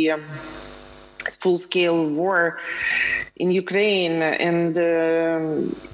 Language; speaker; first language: English; non-native, fluent; Ukrainian